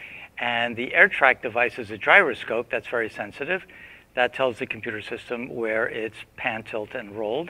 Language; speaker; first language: English; native; English